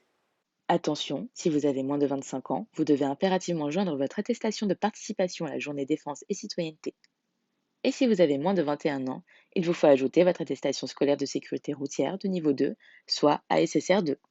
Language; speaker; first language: French; native; French